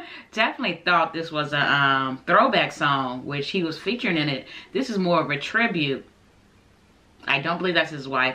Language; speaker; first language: English; native; English